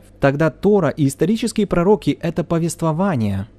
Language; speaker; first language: Russian; native; Russian